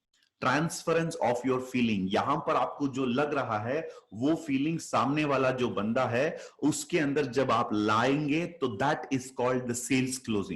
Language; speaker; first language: Hindi; native; Hindi